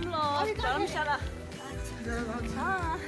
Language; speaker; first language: Hindi; non-native, learner; Tibetan